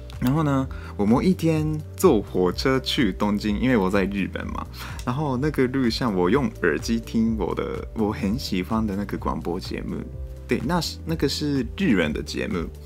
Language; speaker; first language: Chinese; non-native, fluent; Japanese